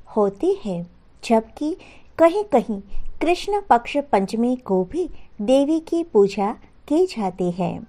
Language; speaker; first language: Hindi; non-native, local second language; Gujarati